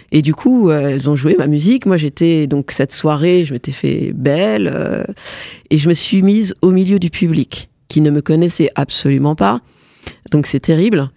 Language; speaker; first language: French; early bilingual, other home language; Morisyen